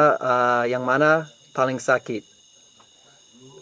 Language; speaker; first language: Indonesian; non-native, learner; English